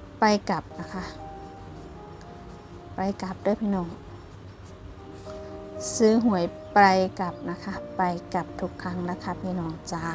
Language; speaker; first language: Thai; non-native, local second language; Northeastern Thai